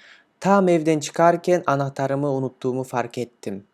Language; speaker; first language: Turkish; non-native, fluent; Kyrgyz